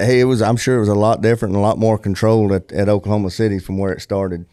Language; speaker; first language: English; native; English